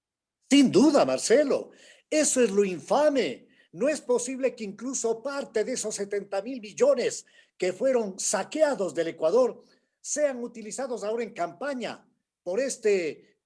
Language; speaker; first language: Spanish; native; Spanish